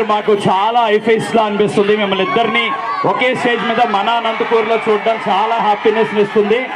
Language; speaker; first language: Telugu; native; Telugu